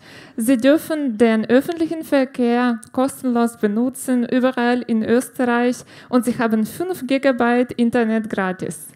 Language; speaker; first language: German; non-native, fluent; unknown